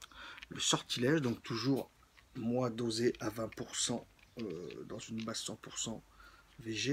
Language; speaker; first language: French; native; French